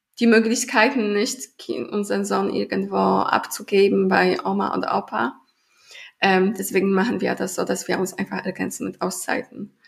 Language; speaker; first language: German; non-native, fluent; Polish